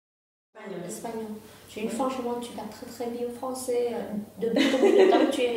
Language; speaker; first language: French; non-native, learner; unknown